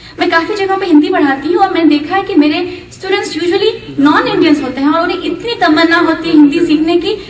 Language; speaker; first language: Hindi; native; Hindi